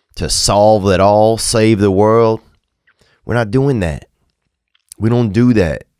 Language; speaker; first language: English; native; English